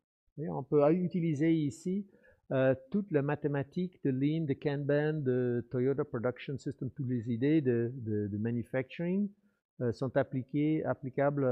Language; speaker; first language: French; non-native, fluent; English